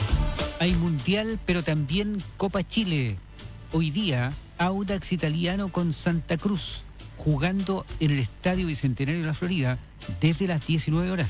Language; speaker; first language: Spanish; native; Spanish